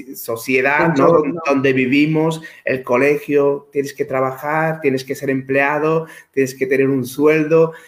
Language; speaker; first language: Spanish; native; Spanish